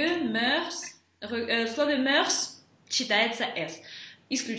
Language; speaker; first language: Russian; native; Russian